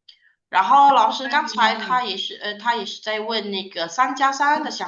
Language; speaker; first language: Chinese; non-native, fluent; Indonesian